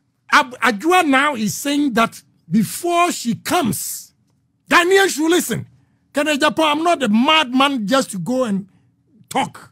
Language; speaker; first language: English; non-native, local second language; Akan